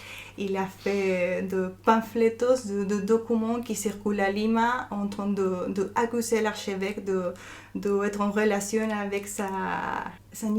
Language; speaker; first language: French; non-native, fluent; Spanish